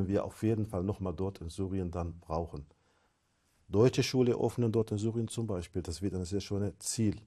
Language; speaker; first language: German; non-native, fluent; Arabic